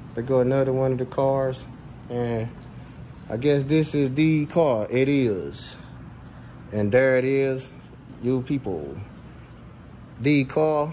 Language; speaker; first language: English; native; English